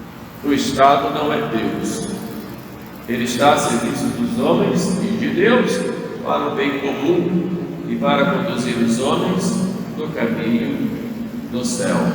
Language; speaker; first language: Portuguese; native; Portuguese